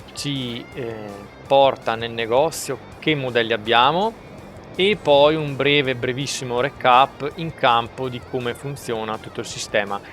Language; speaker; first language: Italian; native; Italian